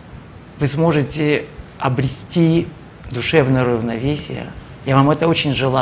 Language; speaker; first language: Russian; native; Russian